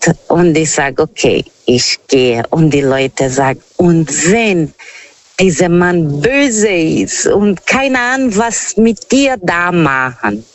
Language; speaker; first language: German; non-native, learner; Portuguese